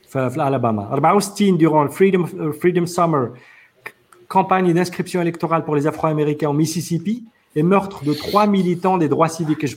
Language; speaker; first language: French; non-native, local second language; Arabic